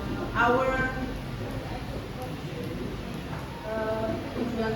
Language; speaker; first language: English; non-native, fluent; Indonesian